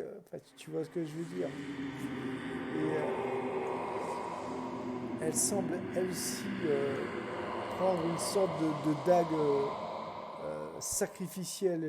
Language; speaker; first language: French; native; French